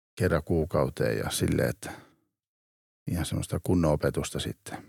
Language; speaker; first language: Finnish; native; Finnish